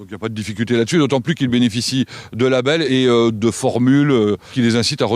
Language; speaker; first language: French; native; French